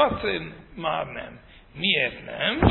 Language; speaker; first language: Hungarian; non-native, fluent; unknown